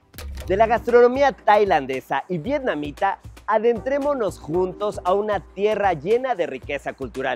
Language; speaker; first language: Spanish; native; Spanish